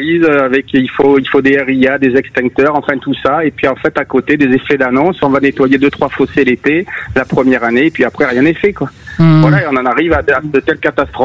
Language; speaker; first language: French; native; French